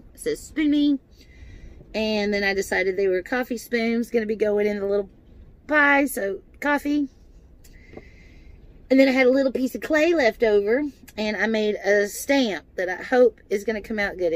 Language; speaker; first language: English; native; English